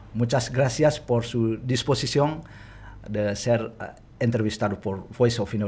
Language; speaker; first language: Spanish; non-native, fluent; Indonesian